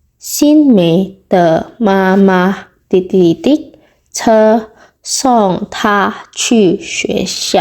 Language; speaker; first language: Chinese; non-native, fluent; Indonesian